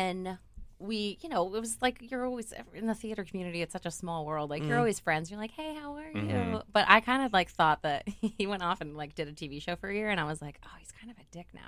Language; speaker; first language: English; native; English